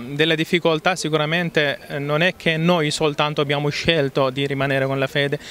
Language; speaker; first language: Italian; non-native, fluent; Arabic